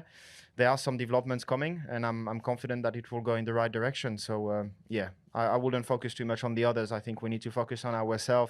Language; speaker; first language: English; non-native, fluent; French